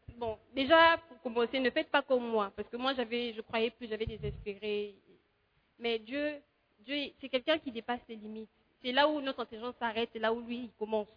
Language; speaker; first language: French; non-native, fluent; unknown